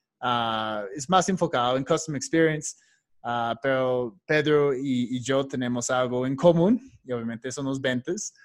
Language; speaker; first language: Spanish; non-native, fluent; English